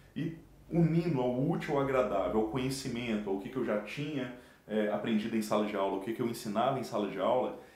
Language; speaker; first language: Portuguese; native; Portuguese